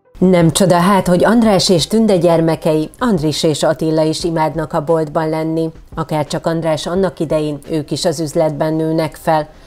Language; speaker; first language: Hungarian; native; Hungarian